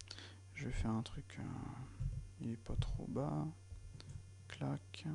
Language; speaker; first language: French; native; French